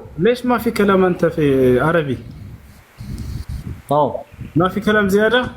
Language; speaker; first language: Arabic; non-native, learner; Amharic